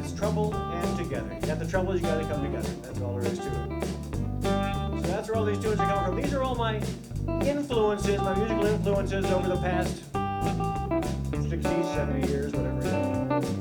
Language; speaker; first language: English; native; English